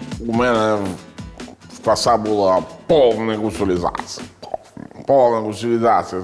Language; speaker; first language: Ukrainian; non-native, learner; Italian